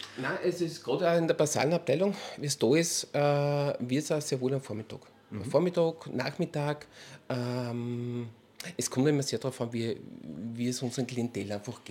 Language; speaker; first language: German; native; German